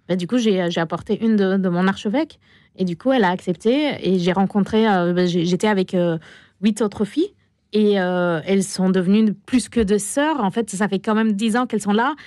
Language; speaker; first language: French; non-native, fluent; Arabic